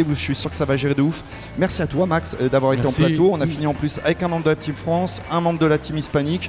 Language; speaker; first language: French; native; French